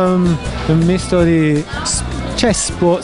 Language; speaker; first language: Italian; non-native, learner; English